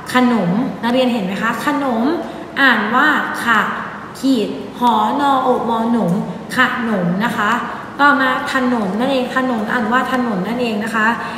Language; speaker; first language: Thai; native; Thai